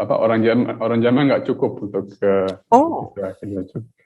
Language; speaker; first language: Indonesian; early bilingual, heritage; German